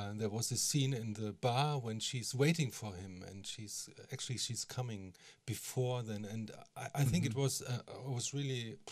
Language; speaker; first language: English; non-native, fluent; German